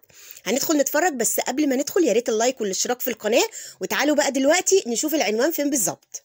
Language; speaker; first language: Arabic; native; Arabic